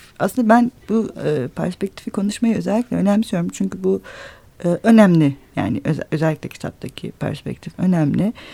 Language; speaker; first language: Turkish; native; Turkish